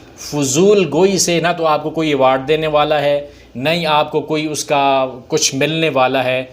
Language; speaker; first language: Urdu; native; Urdu